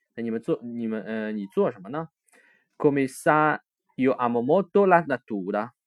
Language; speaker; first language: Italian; non-native, learner; Chinese